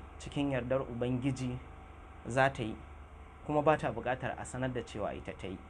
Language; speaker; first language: Hausa; native; Hausa